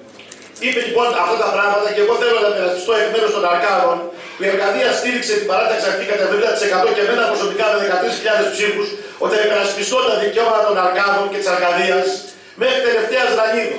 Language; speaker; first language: Greek; native; Greek